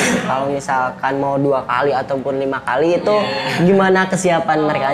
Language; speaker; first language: Indonesian; native; Indonesian